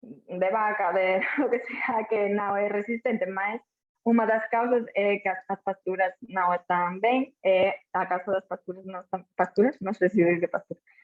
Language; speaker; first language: Portuguese; non-native, fluent; Catalan